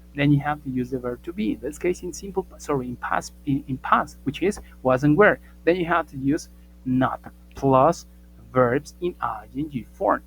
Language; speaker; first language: English; non-native, fluent; Spanish